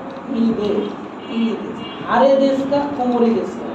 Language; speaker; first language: Japanese; non-native, learner; Bangla